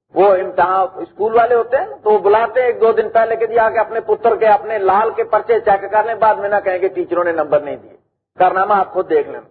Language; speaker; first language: Urdu; non-native, local second language; Punjabi